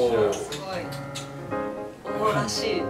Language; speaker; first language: Japanese; native; Japanese